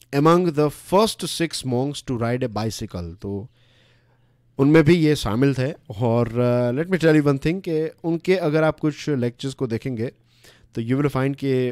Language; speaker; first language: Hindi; non-native, local second language; Gujarati